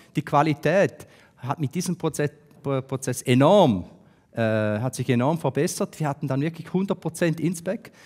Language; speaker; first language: German; native; German